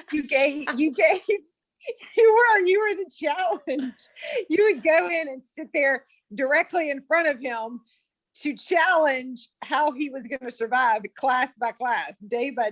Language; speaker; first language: English; native; English